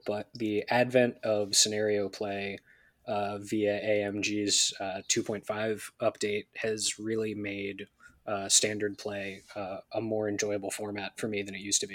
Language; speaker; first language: English; native; English